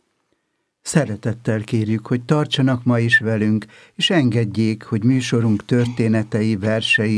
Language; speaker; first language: Hungarian; native; Hungarian